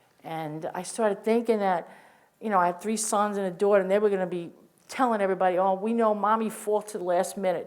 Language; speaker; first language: English; native; English